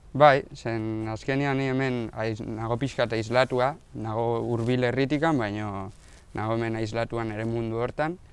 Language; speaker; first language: Basque; non-native, local second language; Spanish